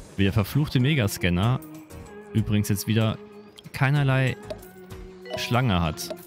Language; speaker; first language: German; native; German